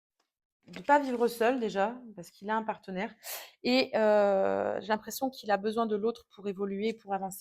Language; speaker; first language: French; native; French